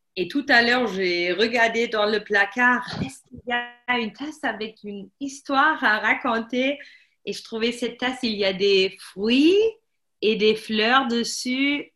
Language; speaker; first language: French; non-native, fluent; German